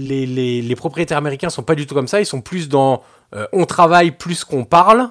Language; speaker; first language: French; native; French